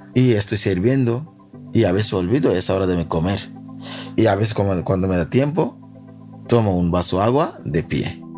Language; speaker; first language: Spanish; non-native, learner; Bangla